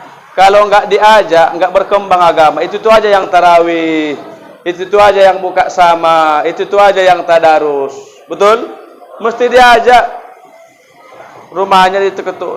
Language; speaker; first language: Indonesian; native; Indonesian